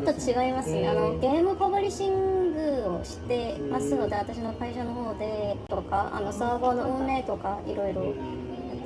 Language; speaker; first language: Japanese; non-native, fluent; Korean